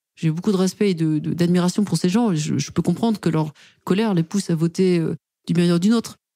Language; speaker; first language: French; native; French